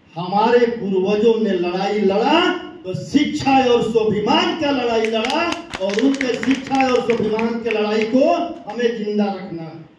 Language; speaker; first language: Hindi; native; Hindi